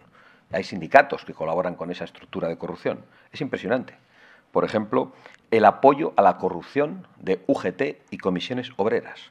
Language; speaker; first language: Spanish; native; Spanish